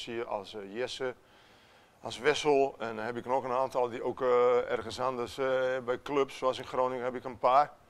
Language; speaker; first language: Dutch; non-native, fluent; Italian